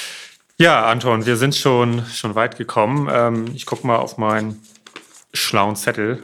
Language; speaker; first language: German; native; German